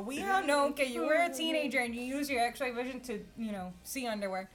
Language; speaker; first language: English; non-native, local second language; Spanish